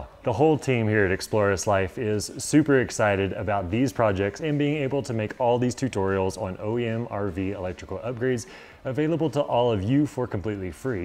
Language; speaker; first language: English; native; English